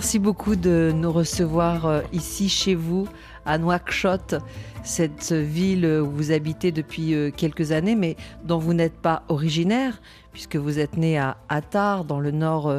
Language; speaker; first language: French; native; French